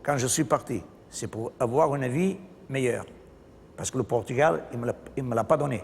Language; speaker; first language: French; non-native, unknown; Portuguese